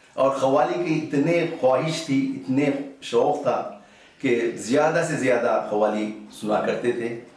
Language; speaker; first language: Urdu; native; Urdu